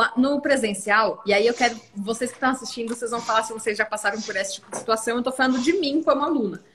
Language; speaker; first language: Portuguese; native; Portuguese